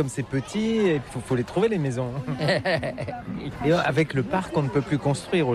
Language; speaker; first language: French; native; French